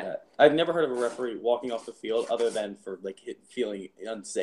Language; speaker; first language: English; native; English